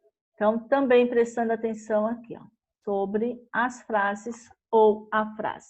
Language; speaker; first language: Portuguese; native; Portuguese